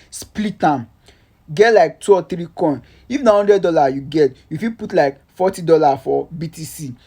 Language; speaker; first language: Nigerian Pidgin; native; Nigerian Pidgin